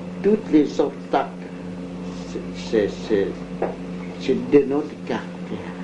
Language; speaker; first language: French; non-native, local second language; Vietnamese